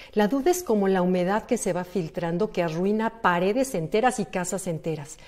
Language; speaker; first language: Spanish; native; Spanish